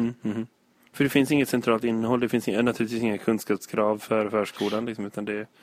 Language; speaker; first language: Swedish; native; Swedish